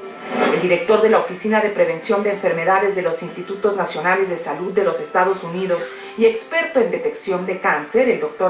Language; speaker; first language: Spanish; native; Spanish